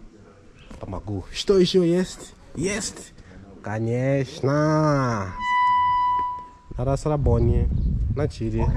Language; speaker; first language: Russian; non-native, learner; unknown